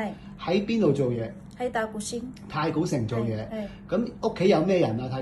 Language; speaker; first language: Cantonese; native; Cantonese